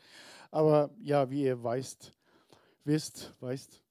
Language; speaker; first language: German; non-native, learner; Turkish